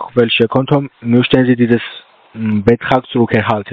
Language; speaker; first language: German; non-native, learner; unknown